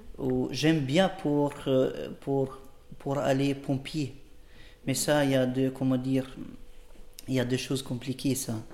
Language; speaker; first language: French; non-native, learner; Albanian